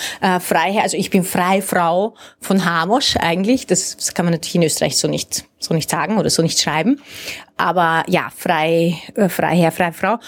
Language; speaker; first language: German; early bilingual, other home language; Hungarian